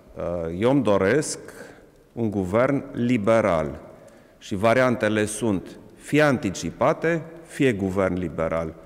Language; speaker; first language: Romanian; non-native, local second language; German